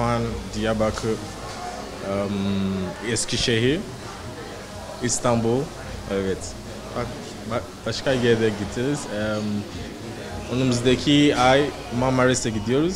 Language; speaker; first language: Turkish; non-native, learner; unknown